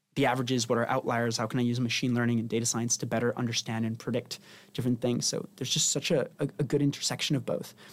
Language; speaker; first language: English; non-native, fluent; Spanish